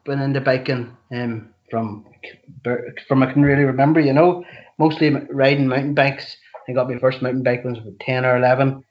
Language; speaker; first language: English; native; English